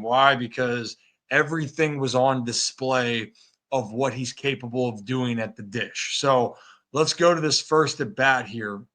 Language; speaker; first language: English; native; English